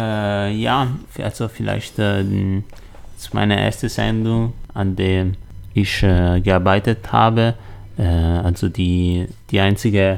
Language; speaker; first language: German; non-native, learner; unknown